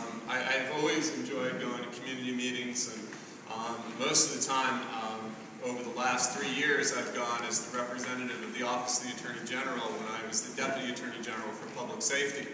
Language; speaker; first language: English; native; English